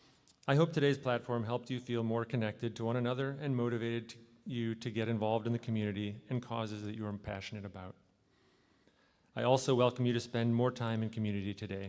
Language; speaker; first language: English; native; English